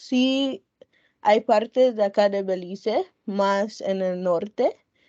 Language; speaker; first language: Spanish; non-native, local second language; English